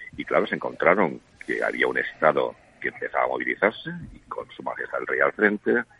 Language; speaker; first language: Spanish; non-native, local second language; Catalan